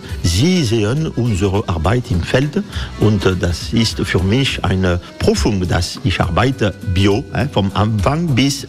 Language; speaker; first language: German; non-native, learner; French